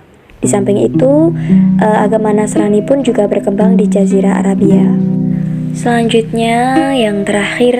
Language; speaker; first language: Indonesian; native; Indonesian